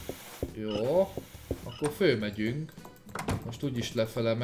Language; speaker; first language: Hungarian; native; Hungarian